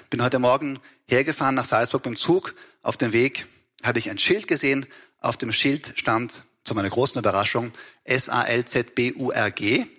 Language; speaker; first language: German; native; German